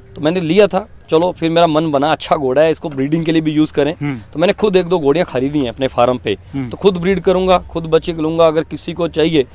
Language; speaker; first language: Hindi; native; Hindi